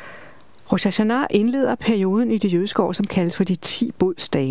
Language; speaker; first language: Danish; native; Danish